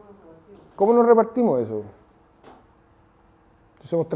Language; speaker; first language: Spanish; native; Spanish